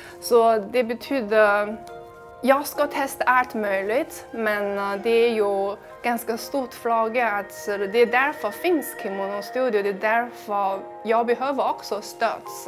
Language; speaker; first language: Swedish; non-native, fluent; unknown